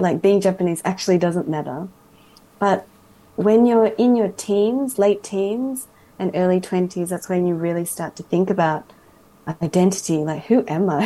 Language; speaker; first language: English; early bilingual, other home language; Japanese